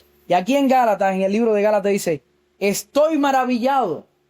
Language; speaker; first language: Spanish; native; Spanish